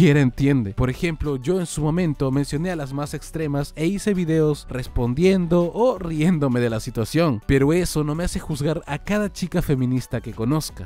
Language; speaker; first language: Spanish; native; Spanish